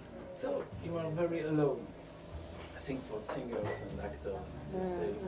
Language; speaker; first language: English; non-native, fluent; French